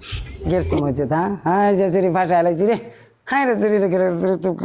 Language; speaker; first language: Arabic; non-native, learner; Bangla